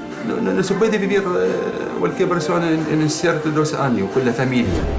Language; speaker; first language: Spanish; non-native, learner; Arabic